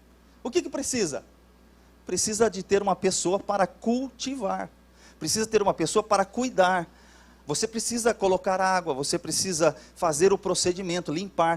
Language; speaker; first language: Portuguese; native; Portuguese